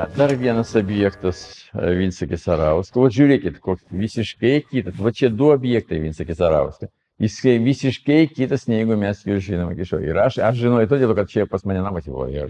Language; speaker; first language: Lithuanian; non-native, fluent; Russian